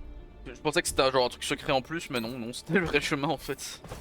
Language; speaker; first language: French; native; French